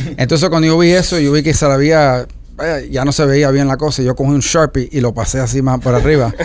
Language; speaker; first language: Spanish; early bilingual, heritage; Spanish